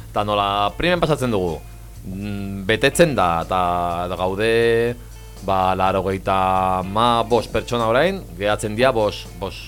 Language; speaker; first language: Basque; non-native, local second language; Spanish